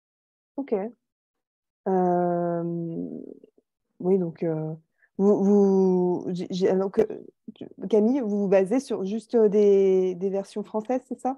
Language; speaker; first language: French; native; French